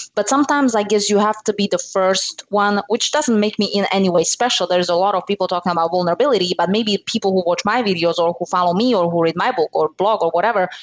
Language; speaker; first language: English; non-native, fluent; Slovak